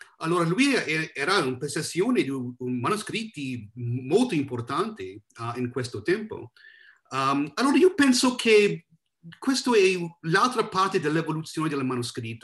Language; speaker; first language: Italian; non-native, learner; English